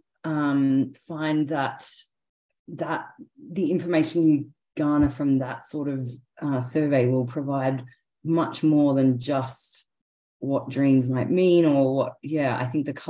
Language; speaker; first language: English; native; English